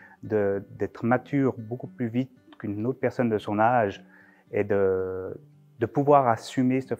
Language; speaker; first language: French; native; French